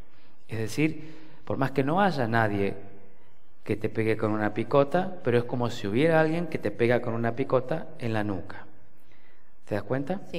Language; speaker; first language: Spanish; native; Spanish